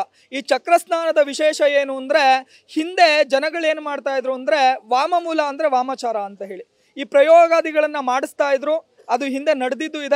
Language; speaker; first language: Kannada; native; Kannada